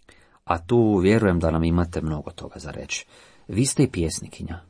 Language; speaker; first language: Croatian; native; Croatian